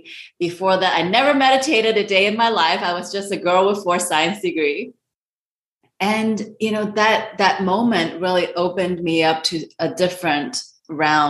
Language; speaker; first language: English; non-native, local second language; Cantonese